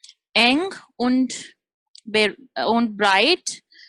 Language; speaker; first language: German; non-native, learner; Hindi